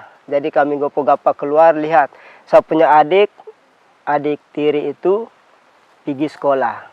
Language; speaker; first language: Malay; non-native, local second language; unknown